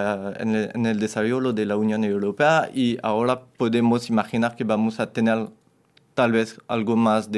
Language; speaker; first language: Spanish; non-native, fluent; French